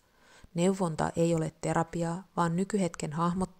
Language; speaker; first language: Finnish; native; Finnish